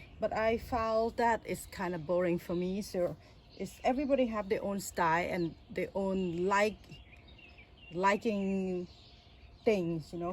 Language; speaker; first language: English; non-native, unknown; Thai